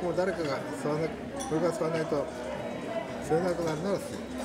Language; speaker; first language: Japanese; native; Japanese